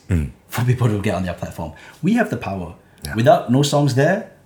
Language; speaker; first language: English; native; English